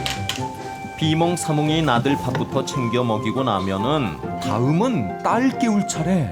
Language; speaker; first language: Korean; native; Korean